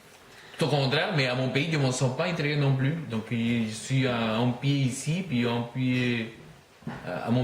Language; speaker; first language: French; non-native, learner; Spanish